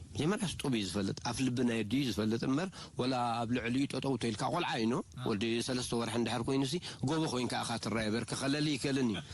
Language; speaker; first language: Tigrinya; non-native, local second language; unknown